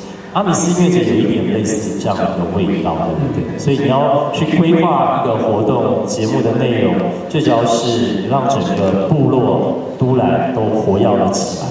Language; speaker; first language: Chinese; native; Chinese